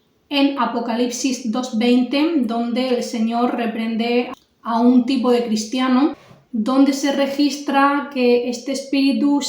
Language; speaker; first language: Spanish; native; Spanish